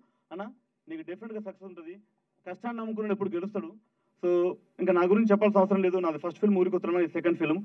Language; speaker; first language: Telugu; native; Telugu